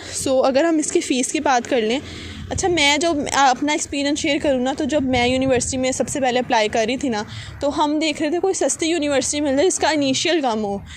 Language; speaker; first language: Urdu; non-native, local second language; Punjabi